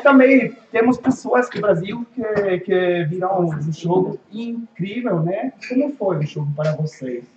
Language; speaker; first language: Portuguese; non-native, fluent; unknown